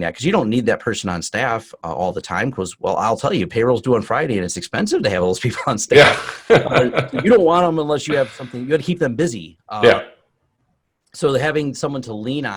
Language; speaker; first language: English; native; English